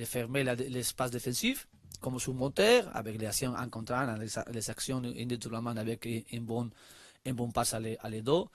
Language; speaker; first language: French; non-native, learner; Spanish